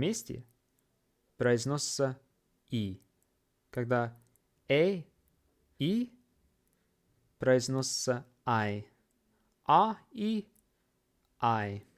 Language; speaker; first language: Russian; non-native, fluent; English